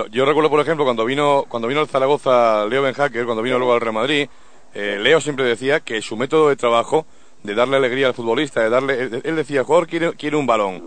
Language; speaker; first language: Spanish; native; Spanish